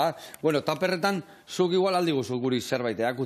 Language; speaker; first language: Basque; native; Basque